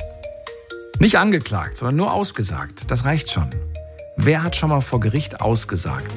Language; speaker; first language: German; native; German